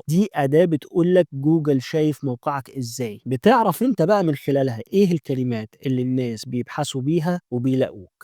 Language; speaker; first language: Arabic; native; Arabic